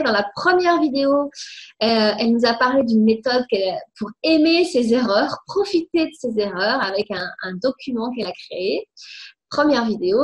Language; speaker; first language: French; native; French